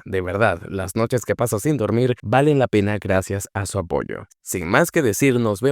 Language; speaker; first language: Spanish; native; Spanish